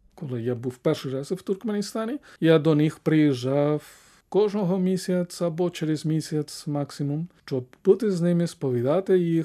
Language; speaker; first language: Ukrainian; non-native, fluent; Spanish